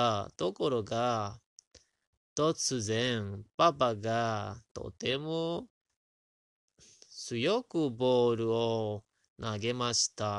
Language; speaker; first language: Japanese; non-native, learner; Indonesian